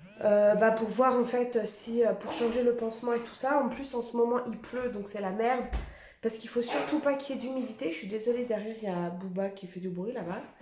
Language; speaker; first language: French; native; French